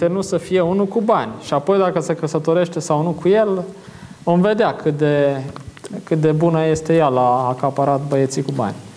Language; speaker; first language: Romanian; native; Romanian